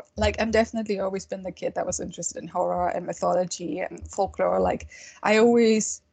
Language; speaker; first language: English; non-native, fluent; German